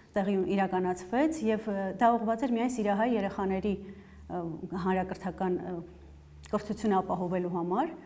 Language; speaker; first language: Armenian; native; Armenian